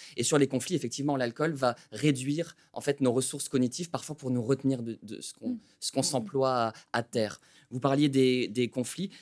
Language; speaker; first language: French; native; French